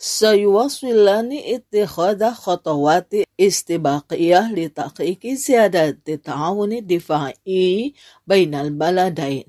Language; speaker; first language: Arabic; non-native, fluent; Indonesian